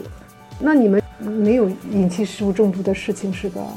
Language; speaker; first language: Chinese; native; Chinese